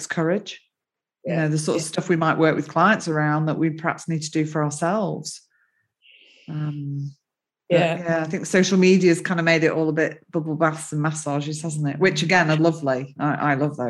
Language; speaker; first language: English; native; English